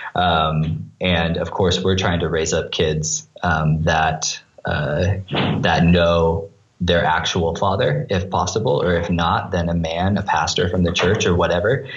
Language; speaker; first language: English; native; English